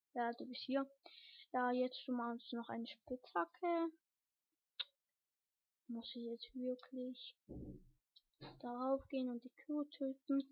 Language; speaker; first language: German; early bilingual, other home language; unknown